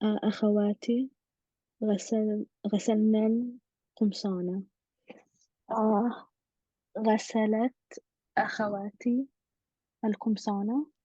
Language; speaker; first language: Arabic; non-native, learner; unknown